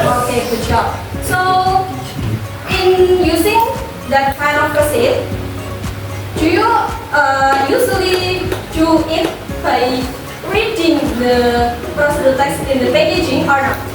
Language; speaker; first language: English; non-native, learner; Indonesian